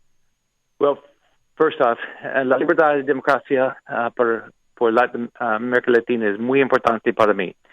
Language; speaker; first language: Spanish; non-native, learner; English